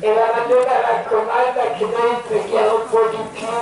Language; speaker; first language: Italian; non-native, learner; Croatian